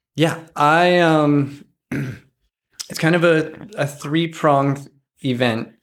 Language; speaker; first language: English; native; English